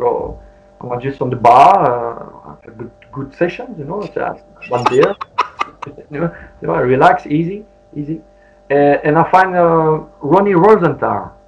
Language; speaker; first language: English; non-native, learner; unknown